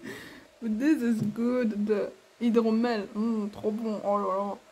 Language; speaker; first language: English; non-native, fluent; French